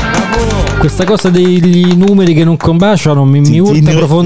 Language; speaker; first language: Italian; native; Italian